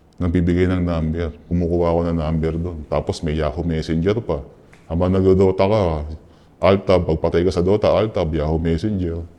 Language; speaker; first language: Filipino; native; Filipino